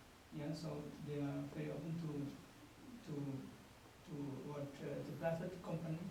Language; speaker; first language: English; non-native, learner; Indonesian